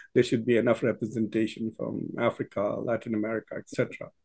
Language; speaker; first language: English; non-native, local second language; Urdu